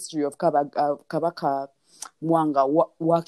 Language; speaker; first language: English; non-native, local second language; Nyankole